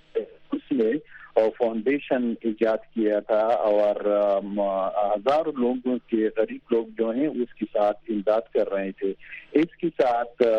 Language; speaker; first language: Hindi; non-native, fluent; Pashto